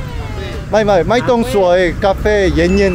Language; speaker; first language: Thai; non-native, learner; Korean